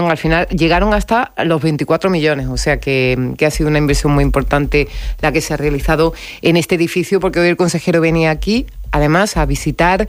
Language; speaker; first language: Spanish; native; Spanish